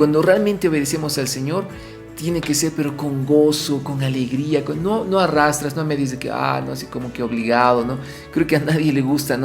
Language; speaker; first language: Spanish; native; Spanish